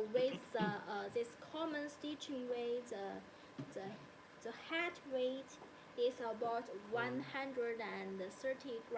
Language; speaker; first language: English; non-native, learner; Chinese